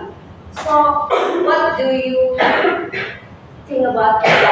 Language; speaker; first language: English; non-native, learner; Indonesian